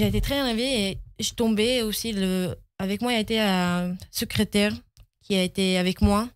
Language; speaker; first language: French; early bilingual, heritage; Hebrew